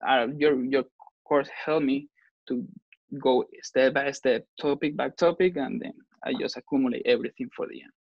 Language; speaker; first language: English; non-native, fluent; Spanish